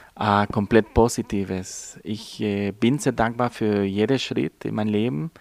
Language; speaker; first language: German; non-native, fluent; Spanish